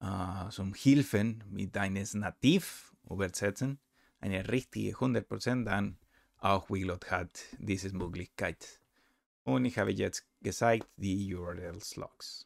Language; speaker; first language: German; non-native, learner; Spanish